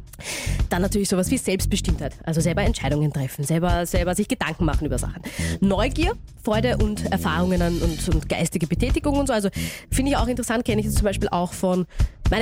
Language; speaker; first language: German; native; German